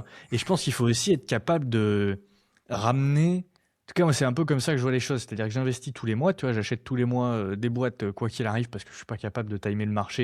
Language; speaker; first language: French; native; French